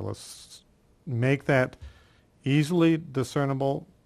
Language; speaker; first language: English; native; English